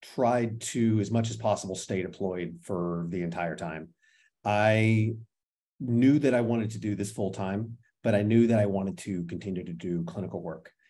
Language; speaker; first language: English; native; English